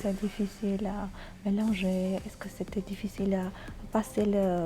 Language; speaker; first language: French; non-native, learner; Armenian